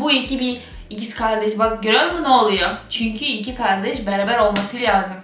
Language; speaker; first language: Turkish; non-native, fluent; Russian